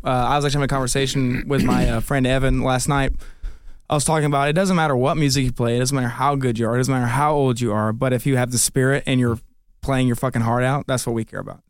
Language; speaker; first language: English; native; English